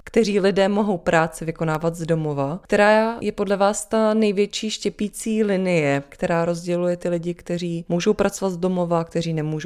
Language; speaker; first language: Czech; native; Czech